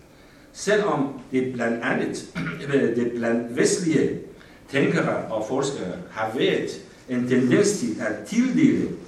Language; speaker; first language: Danish; non-native, fluent; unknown